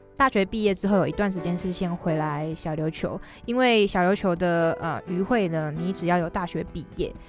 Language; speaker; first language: Chinese; native; Chinese